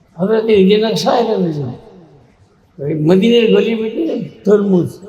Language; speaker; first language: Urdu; non-native, fluent; Bangla